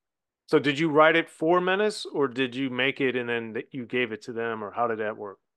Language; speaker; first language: English; native; English